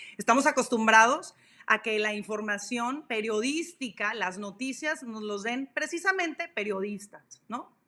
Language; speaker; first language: Spanish; native; Spanish